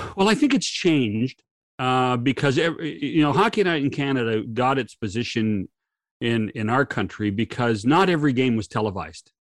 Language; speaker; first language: English; native; English